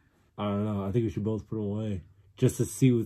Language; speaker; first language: English; native; English